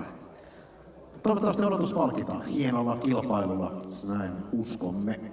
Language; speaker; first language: Finnish; native; Finnish